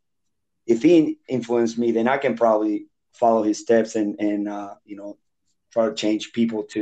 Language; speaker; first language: English; non-native, fluent; Spanish